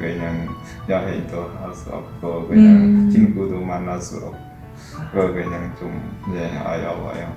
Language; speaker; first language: Korean; non-native, learner; Khmer